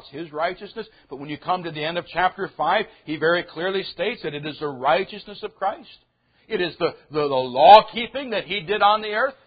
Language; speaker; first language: English; native; English